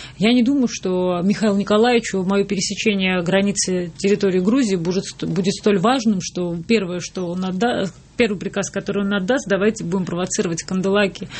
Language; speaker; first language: Russian; non-native, local second language; Georgian